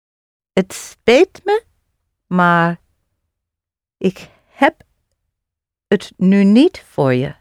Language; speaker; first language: Dutch; non-native, learner; English